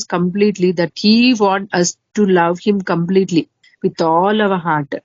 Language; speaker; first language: English; non-native, local second language; Telugu